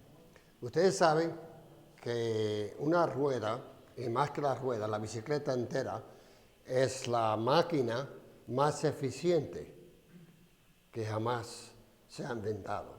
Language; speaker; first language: Spanish; non-native, fluent; English